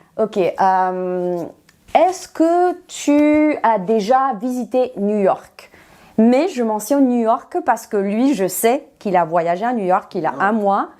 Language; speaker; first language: French; non-native, fluent; Serbian